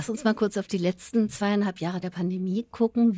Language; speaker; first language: German; native; German